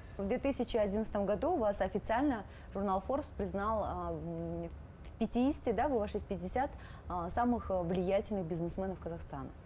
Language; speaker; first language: Russian; native; Russian